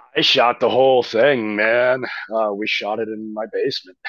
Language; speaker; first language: English; native; English